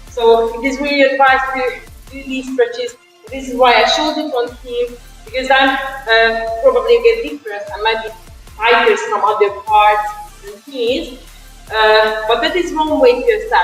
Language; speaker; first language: English; non-native, fluent; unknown